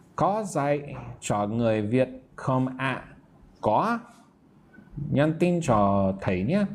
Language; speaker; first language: Vietnamese; non-native, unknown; English